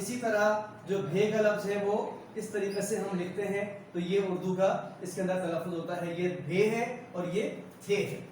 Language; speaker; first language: Urdu; native; Urdu